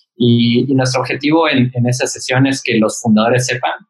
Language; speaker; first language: Spanish; native; Spanish